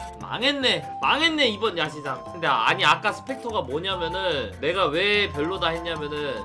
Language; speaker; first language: Korean; native; Korean